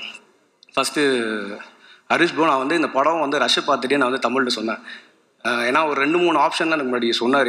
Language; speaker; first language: Tamil; native; Tamil